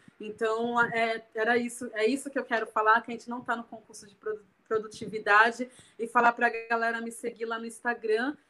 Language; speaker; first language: Portuguese; native; Portuguese